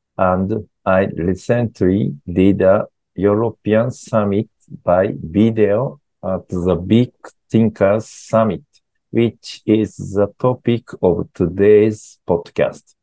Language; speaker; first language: English; non-native, learner; Japanese